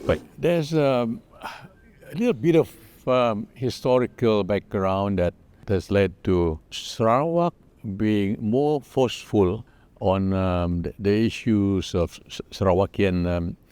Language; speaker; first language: English; non-native, local second language; Malay